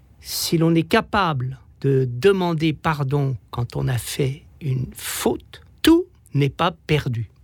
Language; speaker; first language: French; native; French